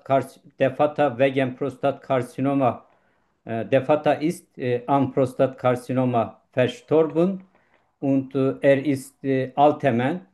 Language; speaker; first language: German; non-native, learner; Turkish